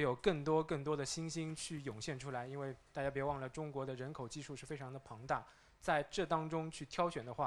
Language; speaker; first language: Chinese; native; Chinese